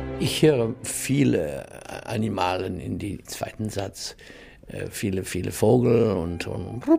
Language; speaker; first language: German; non-native, fluent; English